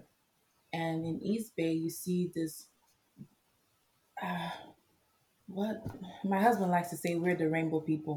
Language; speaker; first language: English; non-native, local second language; Igbo